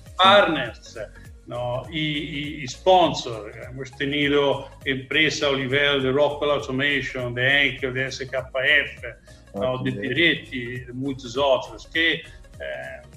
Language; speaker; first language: Portuguese; non-native, learner; Italian